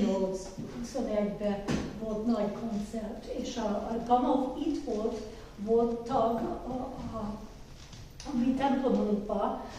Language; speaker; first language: Hungarian; early bilingual, heritage; Hungarian